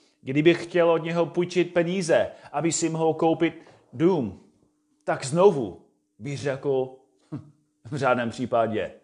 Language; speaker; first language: Czech; non-native, fluent; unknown